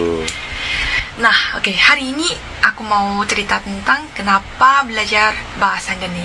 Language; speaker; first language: Indonesian; non-native, fluent; Korean